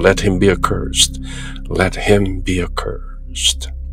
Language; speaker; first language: English; non-native, fluent; Korean